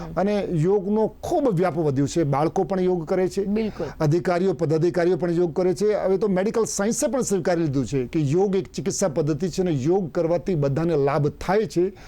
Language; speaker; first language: Gujarati; non-native, local second language; Hindi